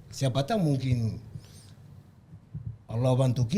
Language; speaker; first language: Indonesian; non-native, learner; Spanish